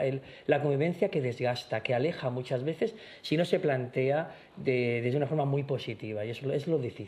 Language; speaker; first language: Spanish; native; Spanish